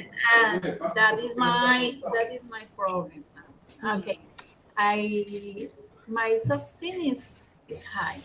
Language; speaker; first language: English; non-native, learner; Spanish